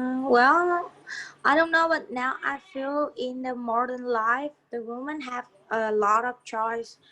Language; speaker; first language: English; non-native, learner; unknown